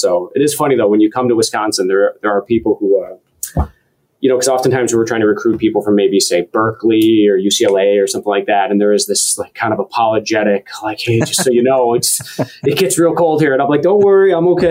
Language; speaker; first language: English; native; English